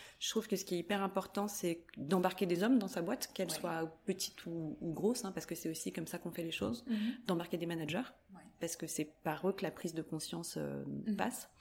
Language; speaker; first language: French; native; French